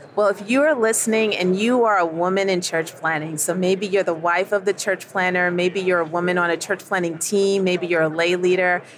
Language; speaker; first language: English; native; English